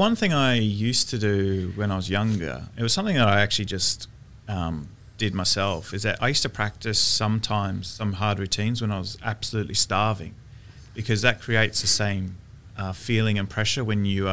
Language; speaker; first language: English; native; English